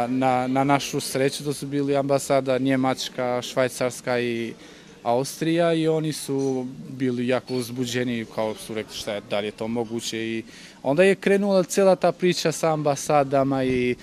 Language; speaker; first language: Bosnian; non-native, local second language; Albanian